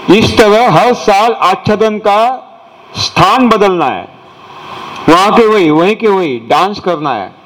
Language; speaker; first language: Hindi; non-native, local second language; Marathi